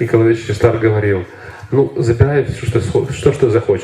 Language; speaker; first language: Russian; native; Russian